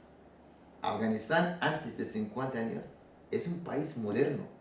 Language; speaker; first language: Spanish; non-native, learner; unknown